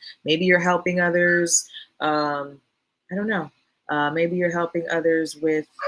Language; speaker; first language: English; native; English